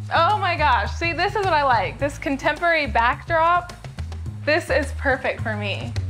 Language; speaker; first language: English; native; English